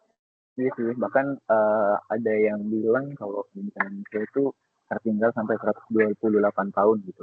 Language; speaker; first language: Indonesian; native; Indonesian